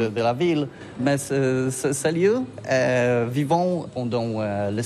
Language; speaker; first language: French; non-native, learner; Polish